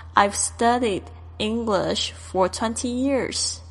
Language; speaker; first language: English; non-native, fluent; Chinese